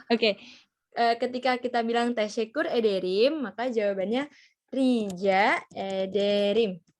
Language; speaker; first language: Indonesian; native; Indonesian